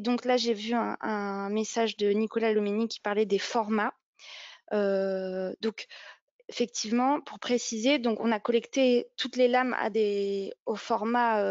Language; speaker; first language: French; native; French